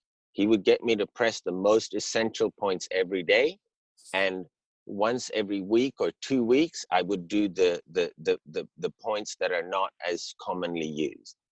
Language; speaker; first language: English; early bilingual, heritage; English